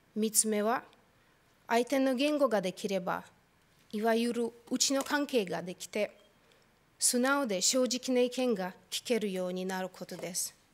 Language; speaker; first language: Japanese; non-native, fluent; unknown